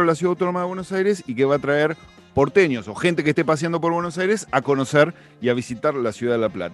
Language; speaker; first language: Spanish; native; Spanish